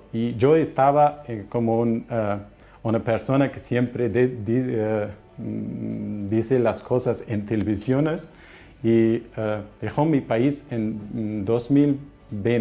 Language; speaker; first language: Spanish; non-native, learner; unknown